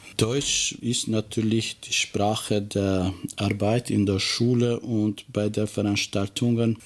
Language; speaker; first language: German; non-native, fluent; Albanian